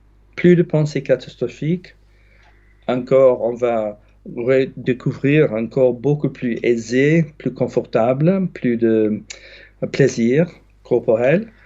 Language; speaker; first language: French; non-native, fluent; English